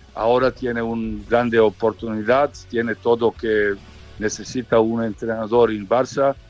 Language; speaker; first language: Spanish; non-native, learner; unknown